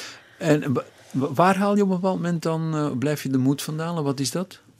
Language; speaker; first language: Dutch; native; Dutch